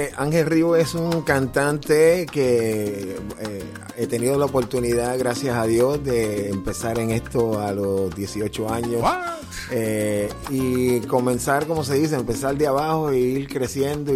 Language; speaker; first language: Spanish; early bilingual, heritage; Spanish